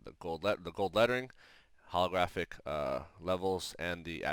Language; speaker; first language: English; native; English